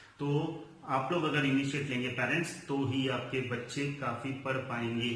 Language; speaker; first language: Hindi; non-native, local second language; Marathi